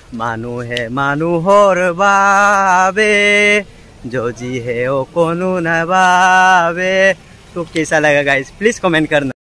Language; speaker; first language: Hindi; non-native, local second language; Assamese